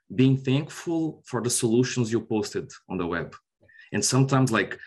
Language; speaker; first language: English; non-native, fluent; Portuguese